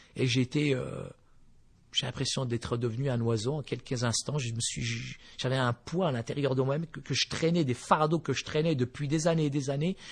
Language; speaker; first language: French; early bilingual, other home language; Berber languages